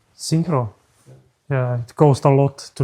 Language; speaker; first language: English; non-native, learner; Latvian